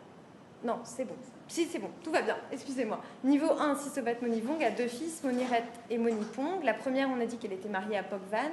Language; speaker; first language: French; native; French